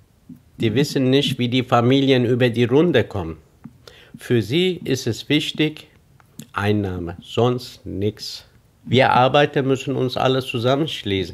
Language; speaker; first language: German; non-native, fluent; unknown